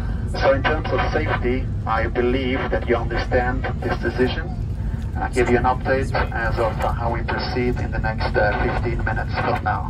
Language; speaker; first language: English; non-native, fluent; German